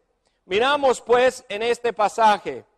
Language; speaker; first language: Spanish; non-native, fluent; English